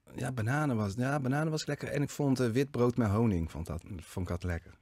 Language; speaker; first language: Dutch; native; Dutch